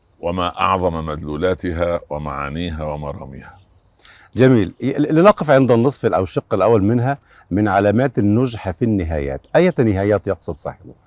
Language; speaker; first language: Arabic; native; Arabic